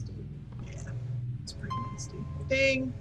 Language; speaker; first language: English; native; English